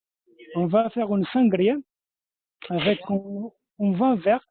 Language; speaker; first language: French; non-native, fluent; Portuguese